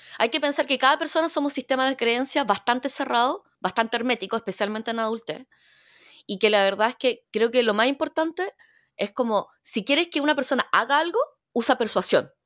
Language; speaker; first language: Spanish; early bilingual, other home language; Korean